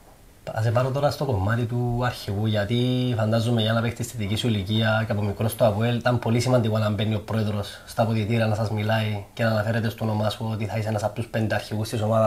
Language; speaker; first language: Greek; native; Greek